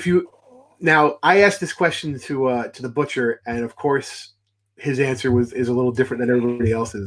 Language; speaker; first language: English; native; English